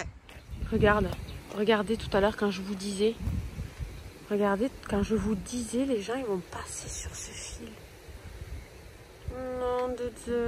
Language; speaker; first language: French; native; French